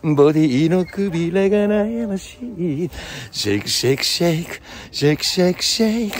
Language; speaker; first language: Japanese; native; Japanese